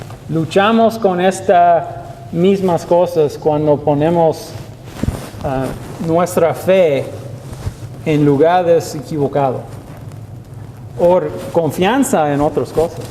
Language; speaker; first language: Spanish; non-native, learner; English